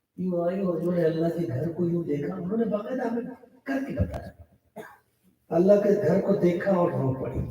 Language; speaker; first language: Urdu; non-native, local second language; Pashto